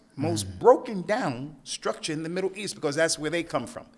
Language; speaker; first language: English; native; English